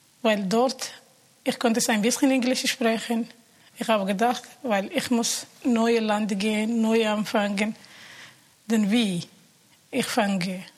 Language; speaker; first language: German; non-native, learner; Somali